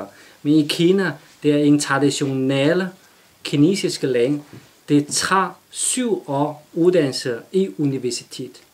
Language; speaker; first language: Danish; non-native, learner; Chinese